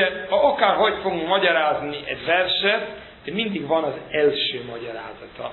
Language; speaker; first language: Hungarian; native; Hungarian